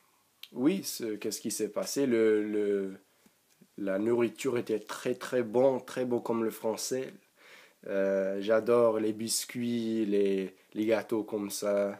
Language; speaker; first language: French; non-native, learner; English